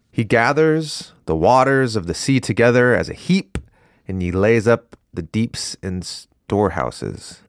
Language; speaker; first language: English; native; English